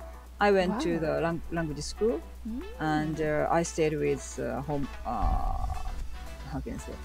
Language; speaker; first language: English; non-native, learner; Japanese